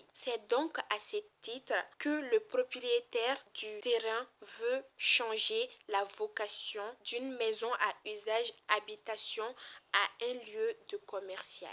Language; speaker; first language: French; non-native, local second language; Bambara